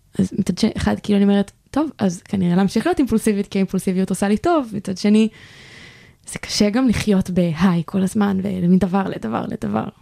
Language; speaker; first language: Hebrew; native; Hebrew